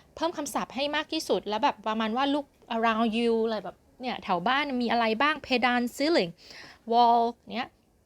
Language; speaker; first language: Thai; native; Thai